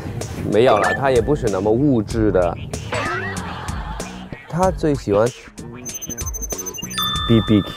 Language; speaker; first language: Chinese; non-native, local second language; Cantonese